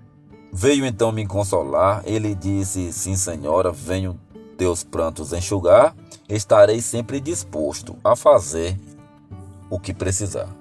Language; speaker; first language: Portuguese; native; Portuguese